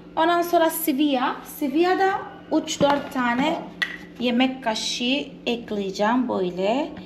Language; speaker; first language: Turkish; non-native, fluent; Portuguese